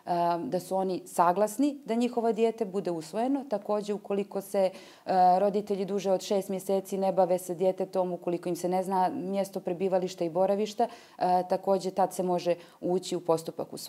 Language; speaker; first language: Croatian; native; Croatian